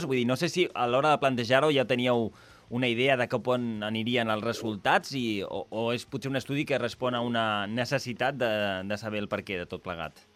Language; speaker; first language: Catalan; native; Catalan